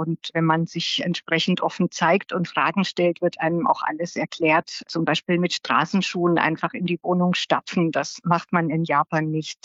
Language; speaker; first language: German; native; German